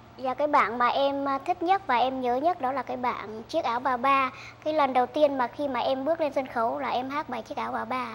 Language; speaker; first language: Vietnamese; native; Vietnamese